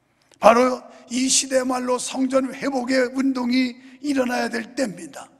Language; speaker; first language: Korean; native; Korean